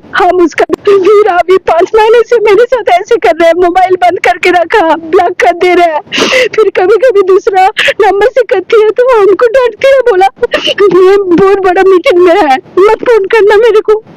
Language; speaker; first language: Hindi; non-native, local second language; Bangla